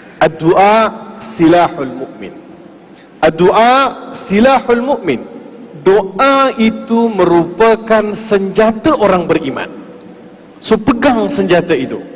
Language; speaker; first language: Malay; non-native, local second language; Tamil